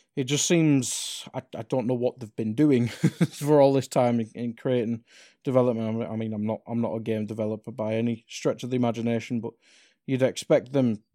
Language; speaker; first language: English; native; English